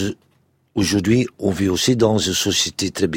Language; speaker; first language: French; non-native, local second language; Dutch